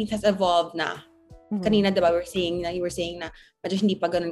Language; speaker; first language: English; non-native, local second language; Hiligaynon